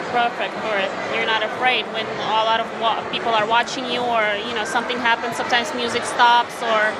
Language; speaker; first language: English; non-native, fluent; Ukrainian